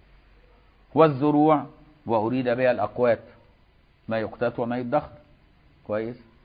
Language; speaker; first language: Arabic; native; Arabic